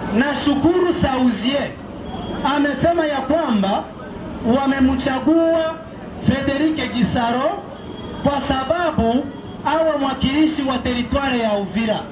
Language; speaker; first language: Swahili; non-native, local second language; Kinyarwanda